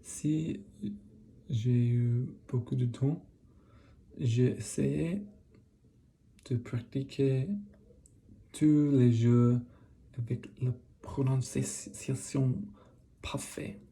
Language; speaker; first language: French; non-native, learner; English